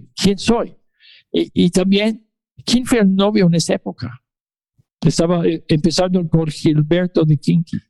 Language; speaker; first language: Spanish; non-native, fluent; English